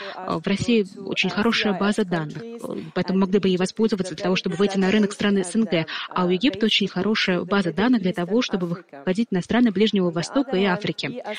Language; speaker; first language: Russian; non-native, fluent; Arabic